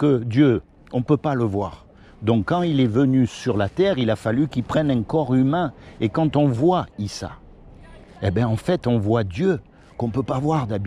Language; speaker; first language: French; native; French